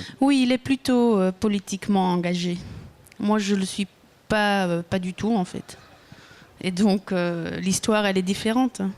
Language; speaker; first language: French; non-native, local second language; Dutch